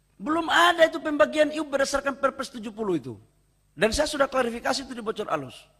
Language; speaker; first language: Indonesian; native; Indonesian